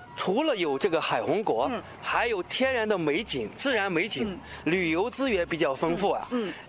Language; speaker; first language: Chinese; native; Chinese